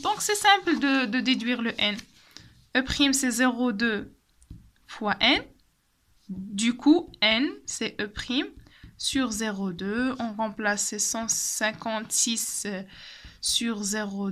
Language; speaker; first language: French; non-native, local second language; Arabic